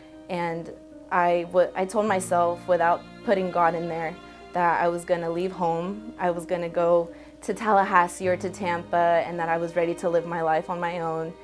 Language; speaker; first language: English; early bilingual, other home language; Spanish